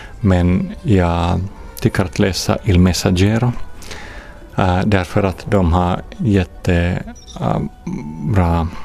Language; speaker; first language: Swedish; non-native, fluent; Finnish